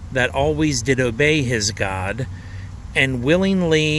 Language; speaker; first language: English; native; English